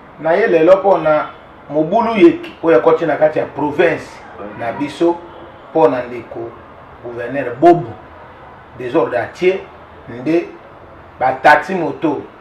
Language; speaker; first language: Lingala; native; Lingala